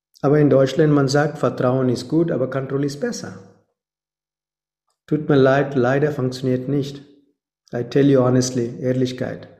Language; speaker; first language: German; non-native, fluent; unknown